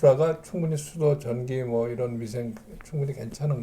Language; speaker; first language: Korean; native; Korean